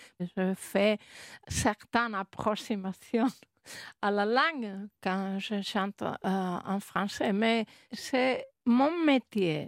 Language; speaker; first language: French; non-native, learner; Spanish